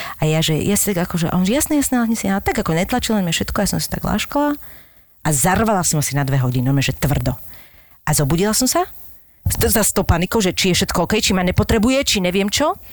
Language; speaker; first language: Slovak; native; Slovak